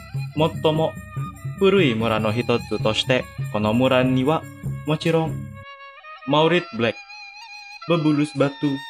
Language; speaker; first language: Japanese; non-native, fluent; Indonesian